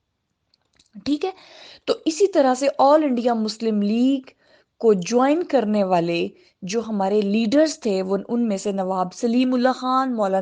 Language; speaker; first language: Urdu; native; Urdu